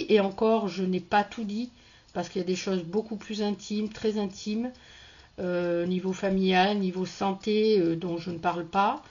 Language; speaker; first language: French; native; French